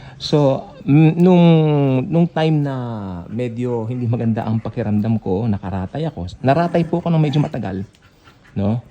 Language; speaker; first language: Filipino; native; Filipino